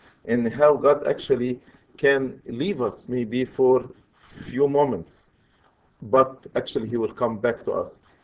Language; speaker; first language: English; non-native, fluent; Arabic